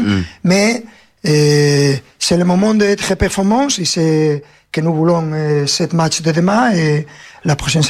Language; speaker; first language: French; non-native, fluent; Spanish